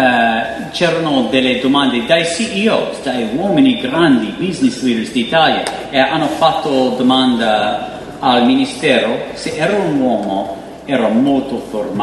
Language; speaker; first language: Italian; non-native, fluent; English